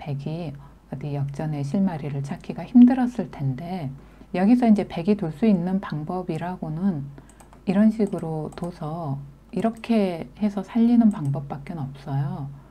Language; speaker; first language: Korean; native; Korean